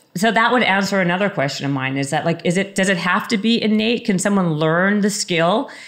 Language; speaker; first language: English; native; English